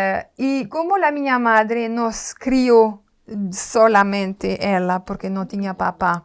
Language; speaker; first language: Spanish; non-native, learner; French